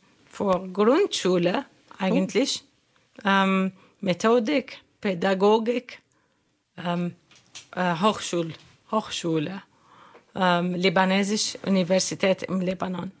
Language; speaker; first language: German; non-native, learner; Arabic